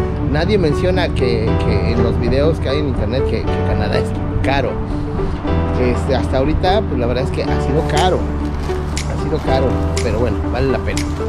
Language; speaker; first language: Spanish; native; Spanish